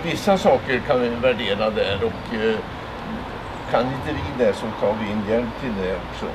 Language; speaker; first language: Swedish; native; Swedish